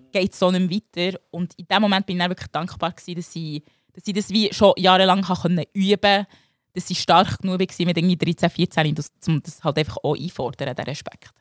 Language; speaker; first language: German; early bilingual, other home language; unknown